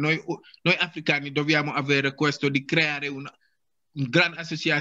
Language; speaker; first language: Italian; non-native, learner; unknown